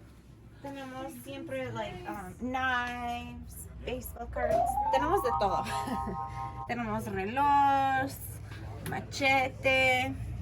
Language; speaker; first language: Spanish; early bilingual, heritage; Spanish